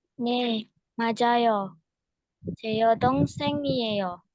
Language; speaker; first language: Korean; non-native, learner; Indonesian